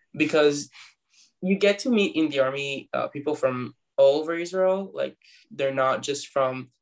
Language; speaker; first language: English; non-native, fluent; Hebrew